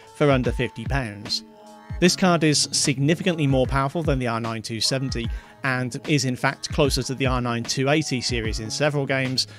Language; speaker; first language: English; native; English